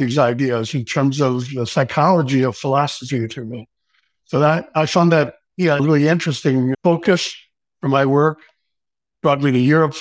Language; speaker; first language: English; native; English